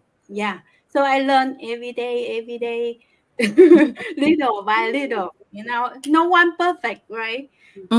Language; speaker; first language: English; non-native, learner; Vietnamese